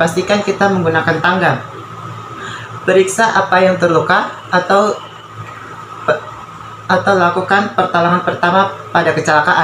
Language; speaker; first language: Indonesian; native; Indonesian